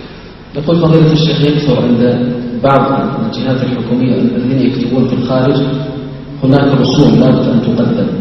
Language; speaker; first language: Arabic; native; Arabic